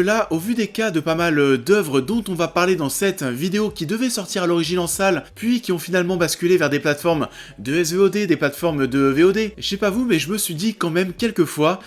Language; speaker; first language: French; native; French